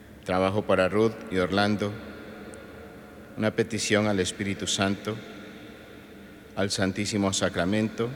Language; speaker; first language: Spanish; native; Spanish